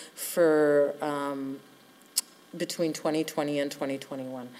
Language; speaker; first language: English; native; English